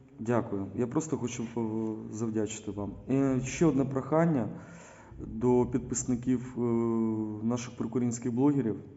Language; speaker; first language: Ukrainian; non-native, local second language; Russian